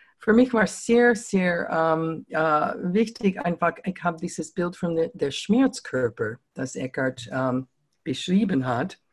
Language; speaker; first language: German; non-native, fluent; English